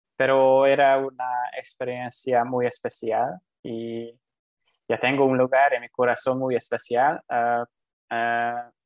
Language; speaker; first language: Spanish; non-native, learner; Hungarian